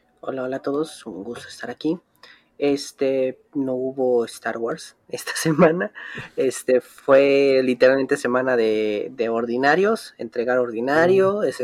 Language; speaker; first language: Spanish; native; Spanish